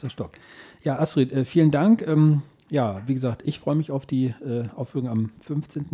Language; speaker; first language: German; native; German